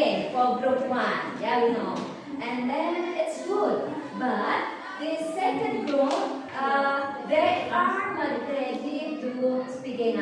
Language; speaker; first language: English; non-native, learner; Indonesian